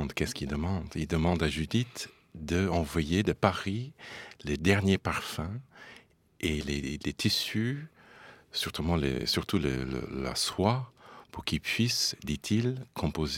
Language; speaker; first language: French; non-native, fluent; English